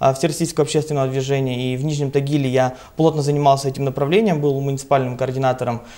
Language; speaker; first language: Russian; native; Russian